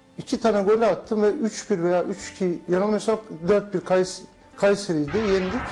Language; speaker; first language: Turkish; early bilingual, heritage; Turkish